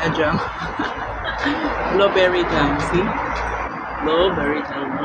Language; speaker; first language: English; non-native, learner; Filipino